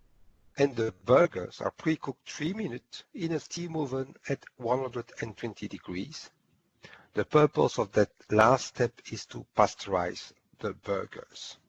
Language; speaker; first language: English; non-native, fluent; French